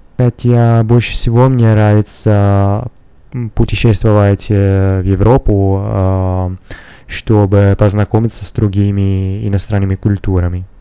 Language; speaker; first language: Russian; non-native, learner; Italian